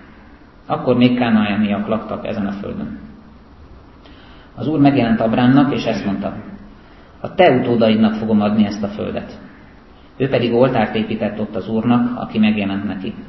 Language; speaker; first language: Hungarian; native; Hungarian